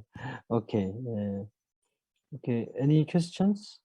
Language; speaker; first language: English; non-native, learner; Korean